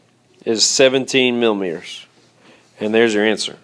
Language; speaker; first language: English; native; English